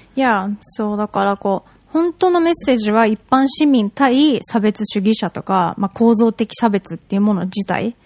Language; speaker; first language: Japanese; native; Japanese